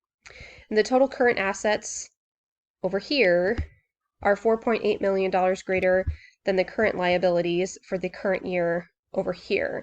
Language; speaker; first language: English; native; English